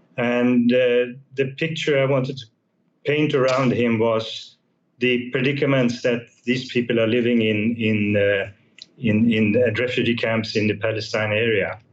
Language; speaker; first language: English; non-native, fluent; Swedish